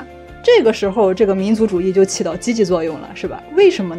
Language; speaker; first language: Chinese; native; Chinese